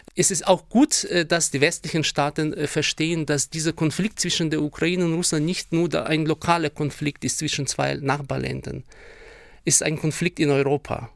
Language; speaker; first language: German; non-native, fluent; Ukrainian